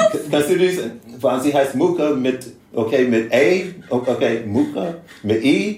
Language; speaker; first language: German; non-native, learner; English